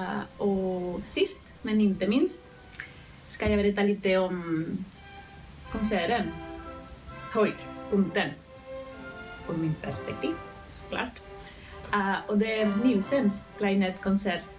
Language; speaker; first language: Swedish; non-native, fluent; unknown